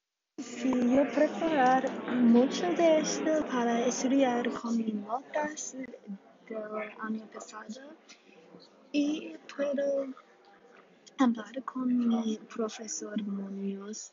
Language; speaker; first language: Spanish; non-native, learner; English